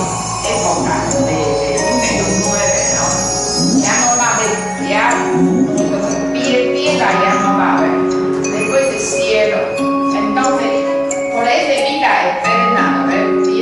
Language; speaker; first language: Spanish; non-native, learner; Chinese